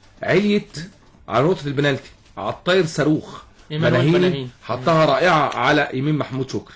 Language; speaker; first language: Arabic; native; Arabic